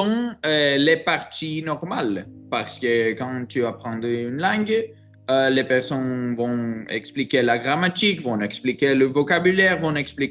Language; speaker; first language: French; non-native, learner; Greek